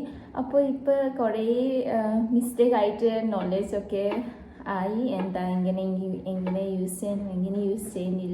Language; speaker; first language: Malayalam; non-native, learner; Bodo